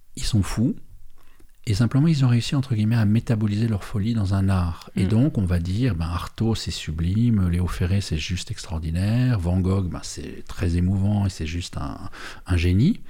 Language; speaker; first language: French; native; French